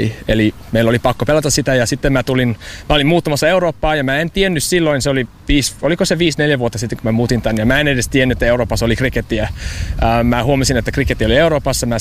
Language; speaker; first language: Finnish; non-native, learner; English